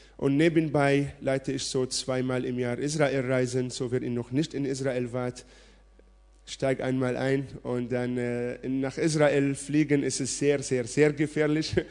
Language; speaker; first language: German; non-native, fluent; Arabic